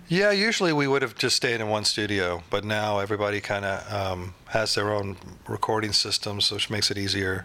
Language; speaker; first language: English; native; English